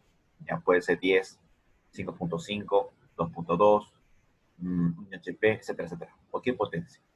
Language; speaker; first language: Spanish; native; Spanish